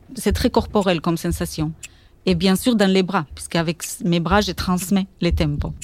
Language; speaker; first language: French; non-native, fluent; Portuguese